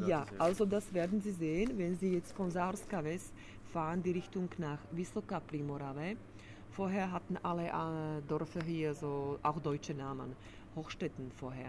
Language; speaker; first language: German; non-native, fluent; Slovak